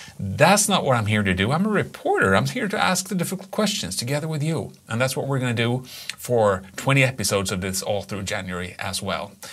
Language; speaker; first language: English; non-native, fluent; Swedish